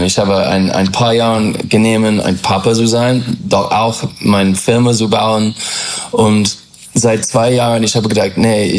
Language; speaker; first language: German; non-native, learner; English